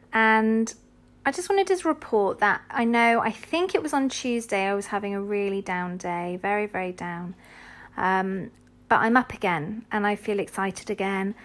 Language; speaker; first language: English; native; English